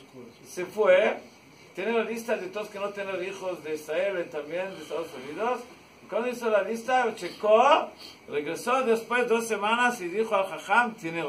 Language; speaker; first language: Spanish; non-native, learner; Hebrew